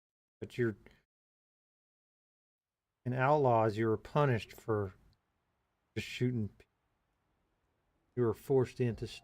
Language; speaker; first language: English; native; English